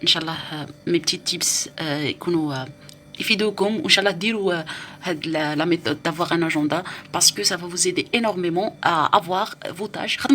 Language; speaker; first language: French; non-native, local second language; Arabic